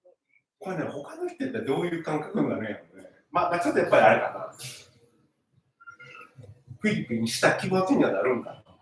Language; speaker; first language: Japanese; native; Japanese